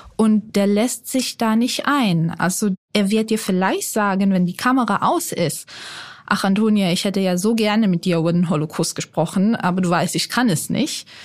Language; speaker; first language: German; non-native, fluent; Hebrew